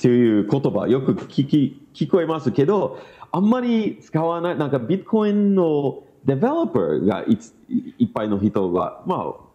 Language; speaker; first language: Japanese; non-native, learner; English